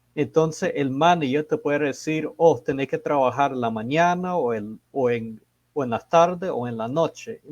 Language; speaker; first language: Spanish; early bilingual, heritage; Spanish